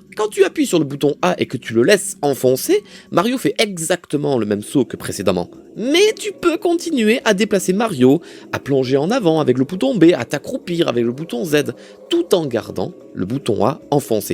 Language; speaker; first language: French; native; French